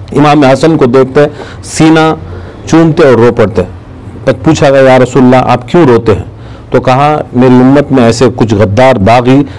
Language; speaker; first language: Urdu; native; Urdu